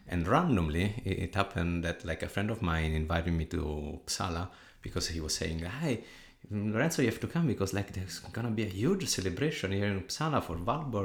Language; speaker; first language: English; non-native, fluent; Italian